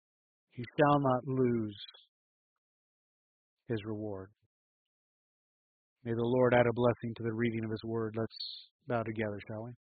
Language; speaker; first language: English; native; English